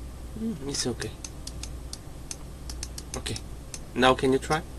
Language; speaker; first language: English; non-native, learner; Korean